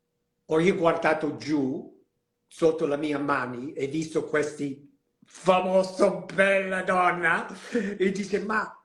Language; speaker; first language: Italian; non-native, learner; English